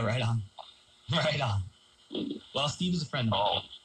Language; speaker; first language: English; native; English